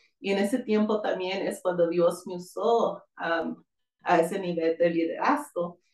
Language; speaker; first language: Spanish; early bilingual, heritage; Spanish